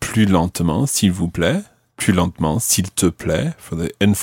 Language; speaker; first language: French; non-native, fluent; English